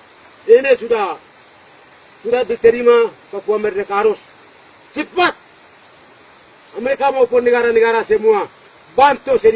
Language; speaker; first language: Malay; non-native, local second language; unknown